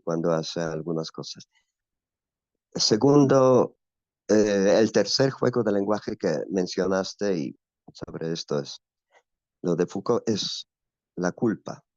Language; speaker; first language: Spanish; non-native, fluent; Polish